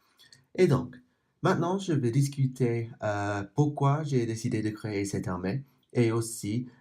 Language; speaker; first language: French; non-native, learner; English